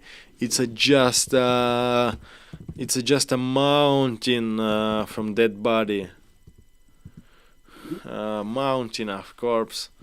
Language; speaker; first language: English; non-native, learner; Ukrainian